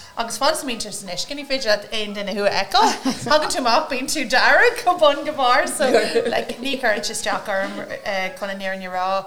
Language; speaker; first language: Irish; non-native, local second language; English